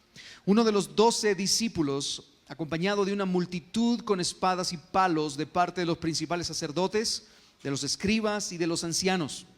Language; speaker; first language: Spanish; native; Spanish